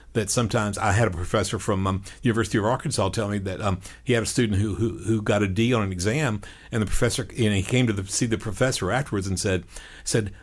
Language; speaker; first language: English; native; English